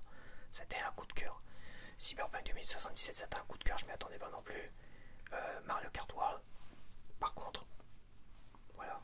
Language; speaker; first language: French; native; French